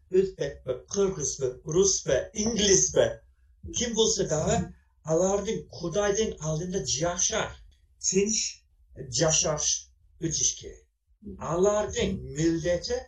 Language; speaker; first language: Kyrgyz; non-native, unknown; English